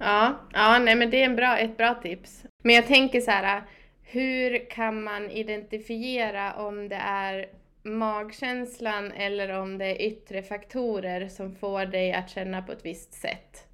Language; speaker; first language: Swedish; native; Swedish